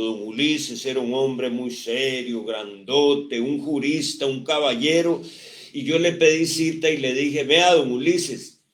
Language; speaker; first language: Spanish; native; Spanish